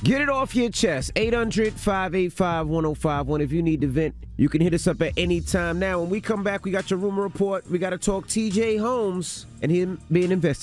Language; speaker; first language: English; native; English